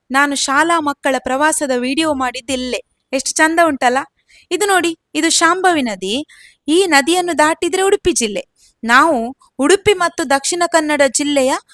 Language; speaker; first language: Kannada; non-native, local second language; Konkani